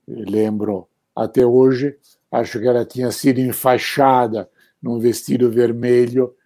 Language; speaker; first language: Portuguese; non-native, fluent; Italian